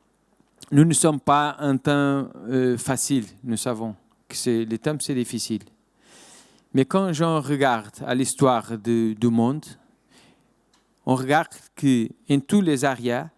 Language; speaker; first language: French; non-native, fluent; Portuguese